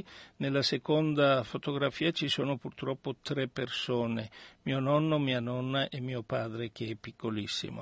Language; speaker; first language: Italian; early bilingual, other home language; Armenian